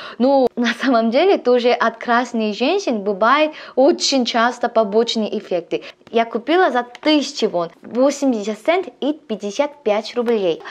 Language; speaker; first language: Russian; non-native, learner; Korean